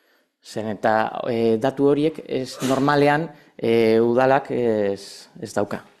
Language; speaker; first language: Basque; non-native, local second language; Spanish